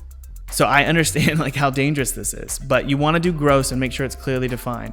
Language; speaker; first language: English; native; English